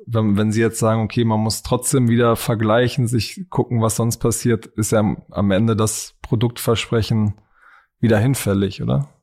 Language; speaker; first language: German; native; German